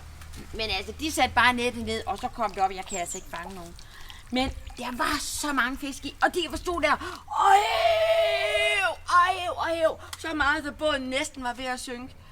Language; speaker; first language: Danish; native; Danish